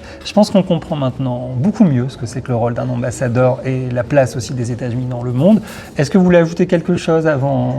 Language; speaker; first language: French; native; French